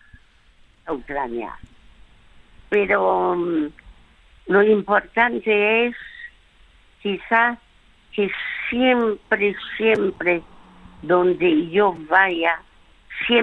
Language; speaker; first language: Spanish; early bilingual, other home language; French